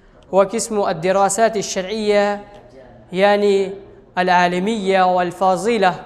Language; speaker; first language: Arabic; non-native, fluent; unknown